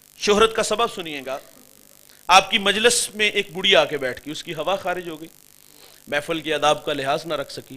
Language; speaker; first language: Urdu; non-native, local second language; Punjabi